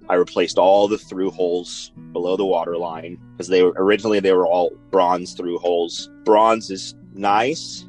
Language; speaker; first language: English; native; English